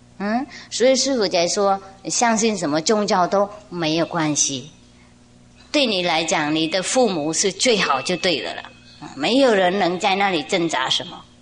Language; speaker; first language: Chinese; non-native, fluent; Vietnamese